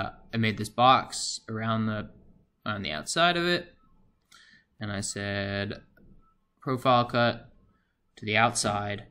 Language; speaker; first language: English; native; English